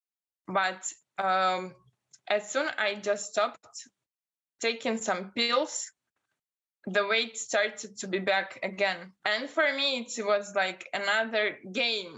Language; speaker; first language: English; non-native, fluent; Russian